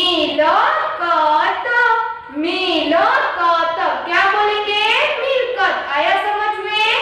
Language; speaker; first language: Hindi; non-native, local second language; Gujarati